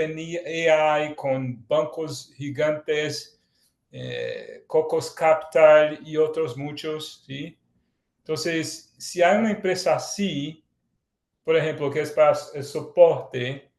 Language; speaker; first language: Spanish; non-native, fluent; Portuguese